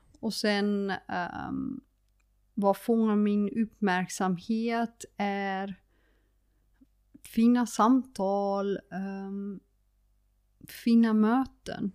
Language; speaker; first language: Swedish; non-native, fluent; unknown